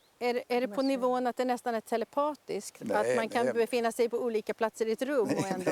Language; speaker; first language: Swedish; native; Swedish